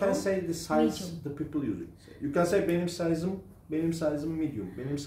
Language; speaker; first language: English; non-native, fluent; Turkish